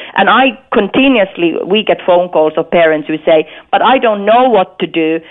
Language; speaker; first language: English; non-native, fluent; Finnish